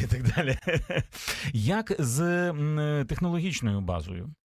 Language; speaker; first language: Ukrainian; native; Ukrainian